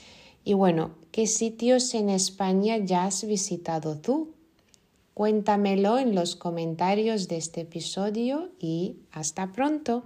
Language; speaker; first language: Spanish; non-native, fluent; Lithuanian